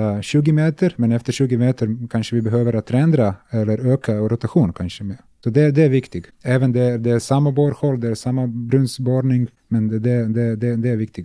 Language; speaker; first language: Swedish; non-native, learner; Serbian